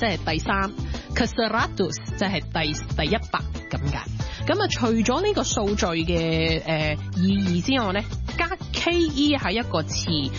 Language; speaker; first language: Cantonese; early bilingual, heritage; Cantonese